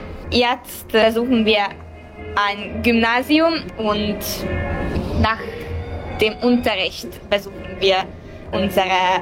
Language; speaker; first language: German; non-native, local second language; Hungarian